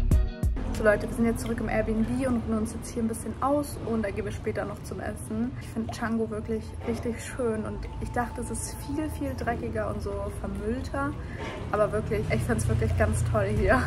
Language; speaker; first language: German; native; German